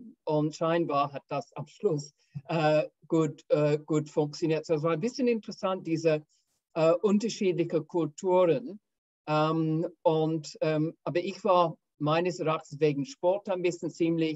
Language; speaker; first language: German; non-native, fluent; English